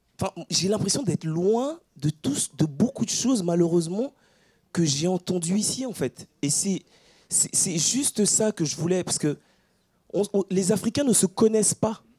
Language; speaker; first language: French; early bilingual, other home language; Ewe